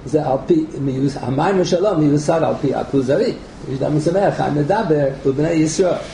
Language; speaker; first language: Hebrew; non-native, fluent; English